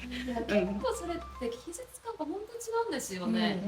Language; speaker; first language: Japanese; non-native, fluent; Korean